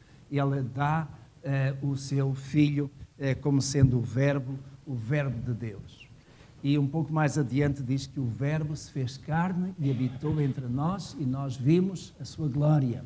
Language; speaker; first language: Portuguese; native; Portuguese